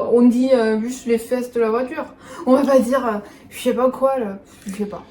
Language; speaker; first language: French; non-native, fluent; Chinese